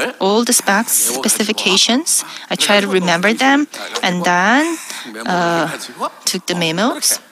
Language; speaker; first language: English; non-native, fluent; Korean